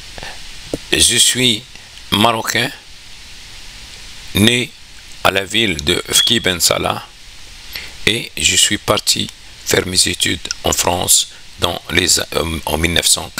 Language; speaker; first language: French; non-native, local second language; Arabic